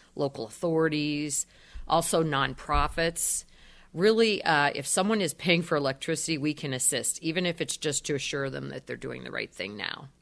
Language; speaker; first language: English; native; English